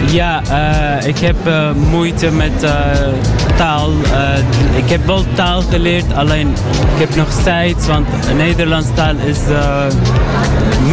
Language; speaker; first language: Dutch; non-native, learner; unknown